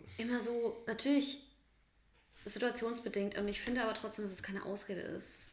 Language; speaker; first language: German; native; German